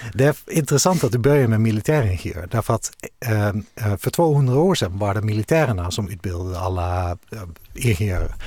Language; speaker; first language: Swedish; non-native, fluent; Dutch